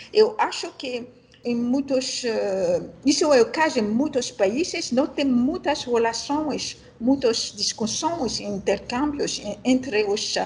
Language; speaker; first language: Portuguese; non-native, learner; French